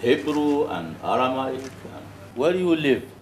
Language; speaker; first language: English; non-native, fluent; Arabic